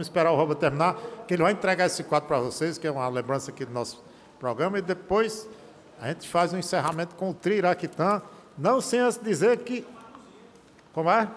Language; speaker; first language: Portuguese; native; Portuguese